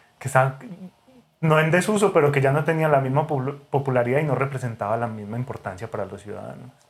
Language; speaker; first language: Spanish; native; Spanish